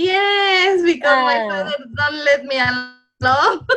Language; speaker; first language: English; non-native, learner; Spanish